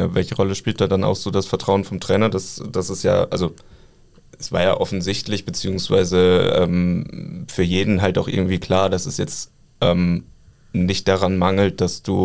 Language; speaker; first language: German; native; German